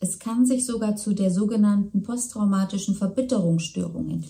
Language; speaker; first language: German; native; German